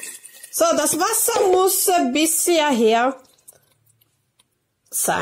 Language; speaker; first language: German; non-native, learner; Italian